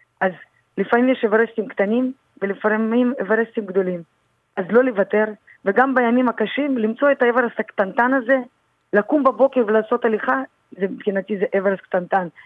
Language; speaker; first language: Hebrew; early bilingual, other home language; Russian